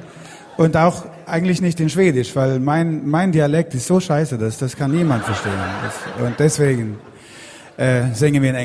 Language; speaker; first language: German; non-native, learner; Swedish